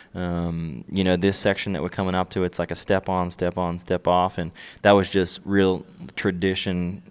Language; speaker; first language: English; native; English